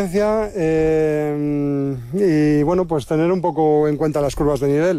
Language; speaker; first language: Spanish; native; Spanish